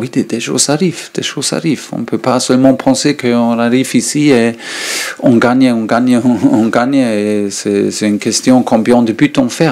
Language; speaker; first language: French; non-native, learner; German